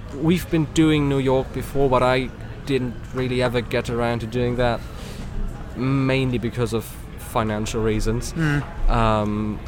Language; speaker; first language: English; non-native, fluent; German